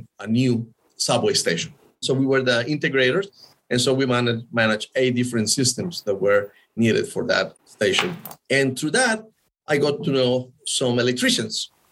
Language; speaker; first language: English; non-native, fluent; Spanish